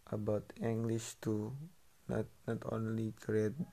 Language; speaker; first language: English; non-native, learner; Indonesian